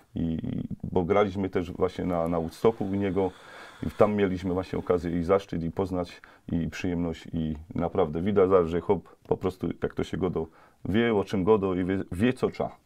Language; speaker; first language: Polish; native; Polish